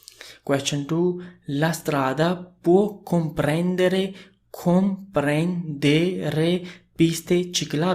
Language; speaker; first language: Italian; non-native, fluent; Urdu